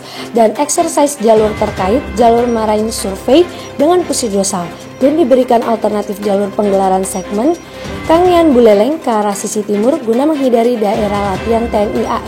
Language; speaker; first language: Indonesian; native; Indonesian